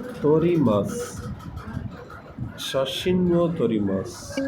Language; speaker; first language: Japanese; non-native, learner; Tamil